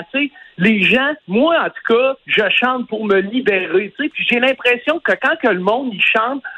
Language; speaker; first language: French; native; French